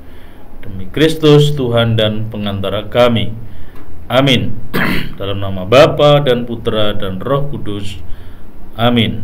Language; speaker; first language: Indonesian; native; Indonesian